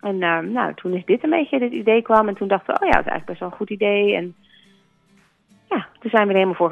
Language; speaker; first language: Dutch; native; Dutch